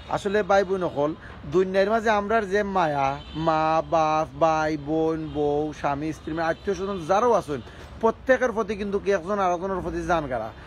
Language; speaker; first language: Bangla; native; Bangla